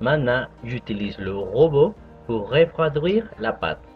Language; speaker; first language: French; non-native, fluent; Spanish